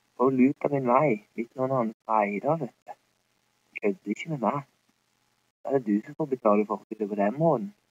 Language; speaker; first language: Norwegian; native; Norwegian